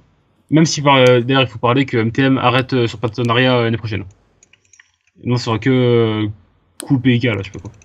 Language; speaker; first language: French; native; French